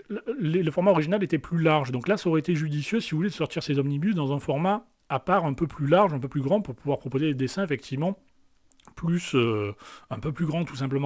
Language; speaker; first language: French; native; French